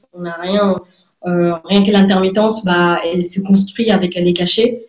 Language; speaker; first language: French; non-native, fluent; English